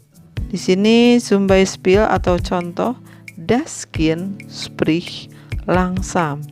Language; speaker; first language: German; non-native, fluent; Indonesian